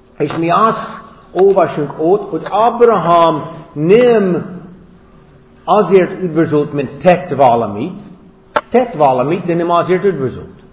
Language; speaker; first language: Hungarian; non-native, fluent; English